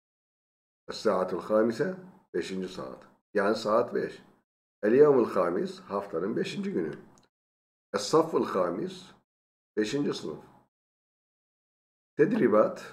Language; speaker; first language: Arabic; non-native, fluent; Turkish